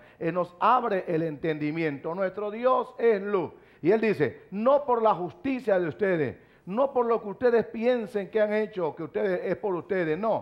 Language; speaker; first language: Spanish; native; Spanish